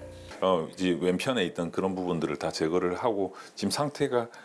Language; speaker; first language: Korean; native; Korean